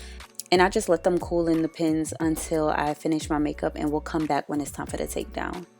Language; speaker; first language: English; native; English